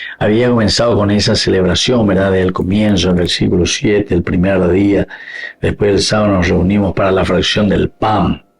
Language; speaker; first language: Spanish; native; Spanish